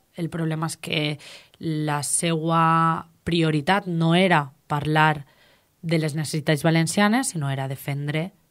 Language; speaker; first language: Catalan; native; Catalan